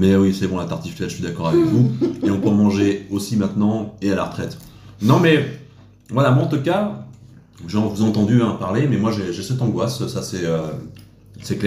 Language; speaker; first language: French; native; French